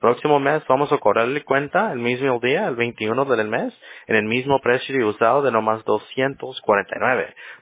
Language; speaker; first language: Spanish; early bilingual, heritage; English